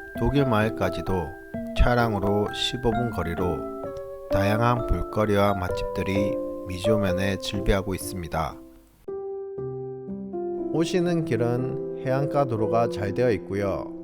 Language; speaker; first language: Korean; native; Korean